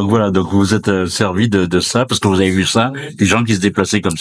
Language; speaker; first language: French; native; French